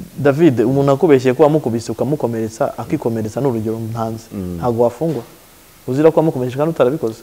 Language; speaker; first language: Kinyarwanda; native; Kinyarwanda